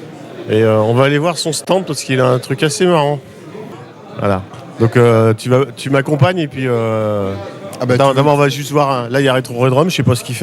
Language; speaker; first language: French; native; French